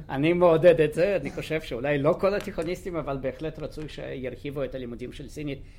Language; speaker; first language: Hebrew; non-native, fluent; Russian